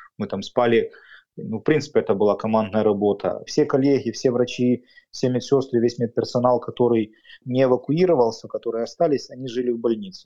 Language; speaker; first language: Russian; native; Russian